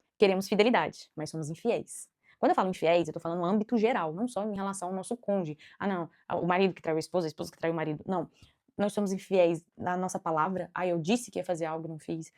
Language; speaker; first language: Portuguese; native; Portuguese